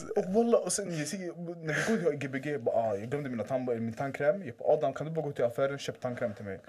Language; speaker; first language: Swedish; early bilingual, other home language; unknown